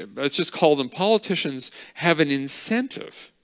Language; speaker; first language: English; native; English